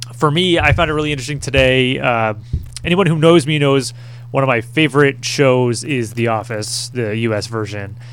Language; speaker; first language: English; native; English